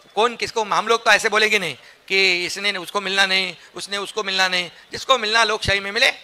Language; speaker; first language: Hindi; non-native, local second language; Marathi